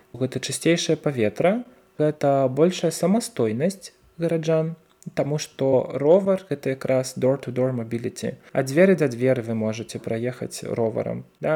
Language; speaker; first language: Belarusian; non-native, local second language; Russian